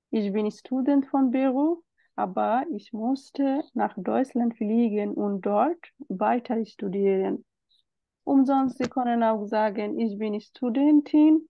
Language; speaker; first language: German; non-native, fluent; Bangla